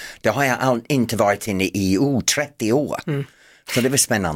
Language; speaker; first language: Swedish; non-native, fluent; English